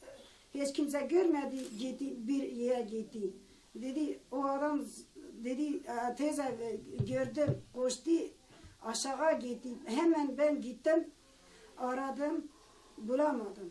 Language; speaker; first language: Turkish; non-native, local second language; Kurdish